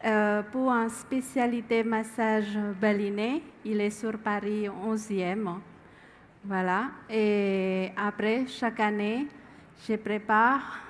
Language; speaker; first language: French; non-native, learner; Indonesian